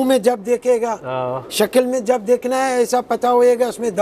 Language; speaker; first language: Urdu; non-native, learner; Arabic